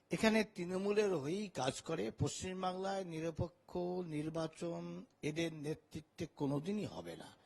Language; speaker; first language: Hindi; non-native, local second language; Bangla